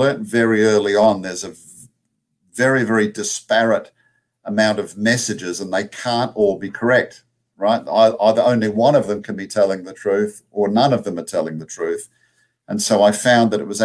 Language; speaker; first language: English; native; English